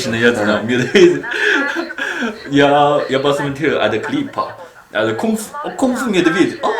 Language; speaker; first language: Russian; non-native, learner; Chinese